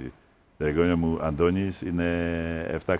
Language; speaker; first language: Greek; non-native, fluent; Polish